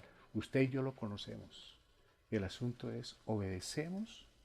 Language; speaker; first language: Spanish; native; Spanish